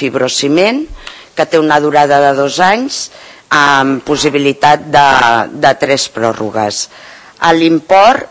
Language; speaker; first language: Catalan; native; Catalan